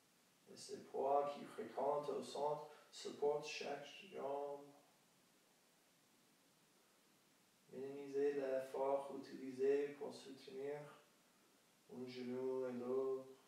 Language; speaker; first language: French; non-native, fluent; English